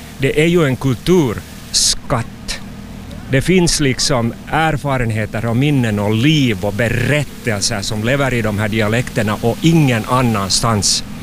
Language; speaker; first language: Swedish; native; Swedish